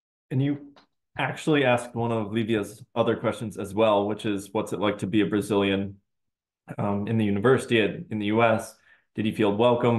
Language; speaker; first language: English; native; English